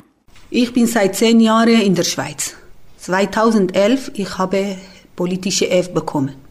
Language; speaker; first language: German; non-native, learner; Kurdish